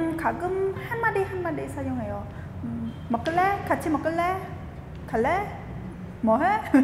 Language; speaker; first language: Korean; non-native, fluent; Khmer